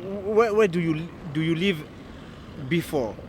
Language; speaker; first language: English; non-native, learner; French